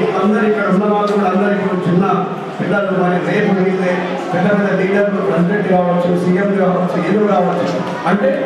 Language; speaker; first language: Telugu; native; Telugu